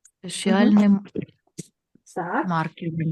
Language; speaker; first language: Polish; non-native, learner; Ukrainian